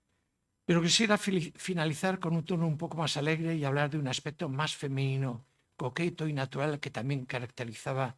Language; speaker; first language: Spanish; native; Spanish